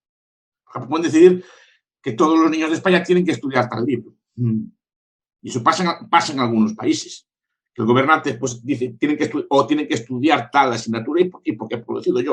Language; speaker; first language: Spanish; native; Spanish